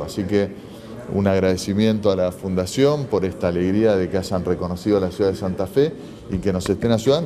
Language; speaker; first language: Spanish; native; Spanish